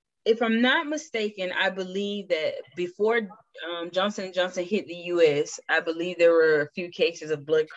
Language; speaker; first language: English; native; English